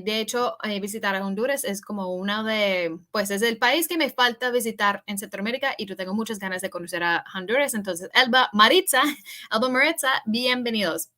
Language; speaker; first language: Spanish; early bilingual, heritage; English